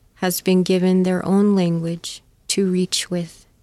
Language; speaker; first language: English; native; English